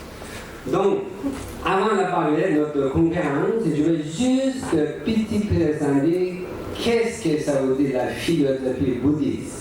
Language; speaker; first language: French; non-native, learner; Tibetan